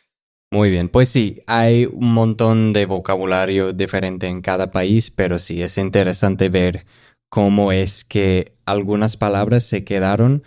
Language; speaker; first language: Spanish; non-native, fluent; English